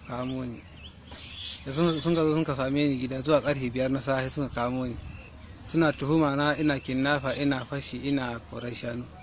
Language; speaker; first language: Hausa; native; Hausa